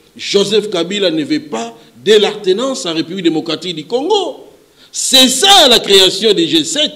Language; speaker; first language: French; non-native, local second language; Lingala